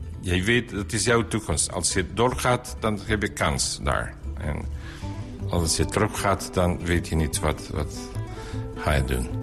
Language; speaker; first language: Dutch; non-native, learner; Bosnian